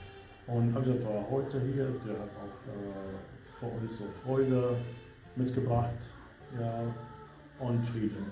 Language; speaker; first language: German; non-native, fluent; Arabic